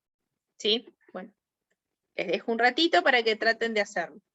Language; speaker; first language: Spanish; native; Spanish